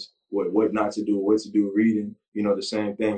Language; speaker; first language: English; native; English